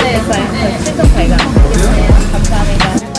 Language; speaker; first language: Korean; non-native, learner; Filipino